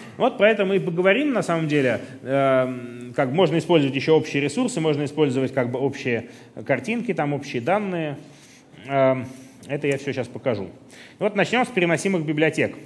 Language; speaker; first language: Russian; native; Russian